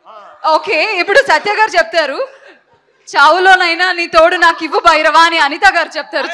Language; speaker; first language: Telugu; native; Telugu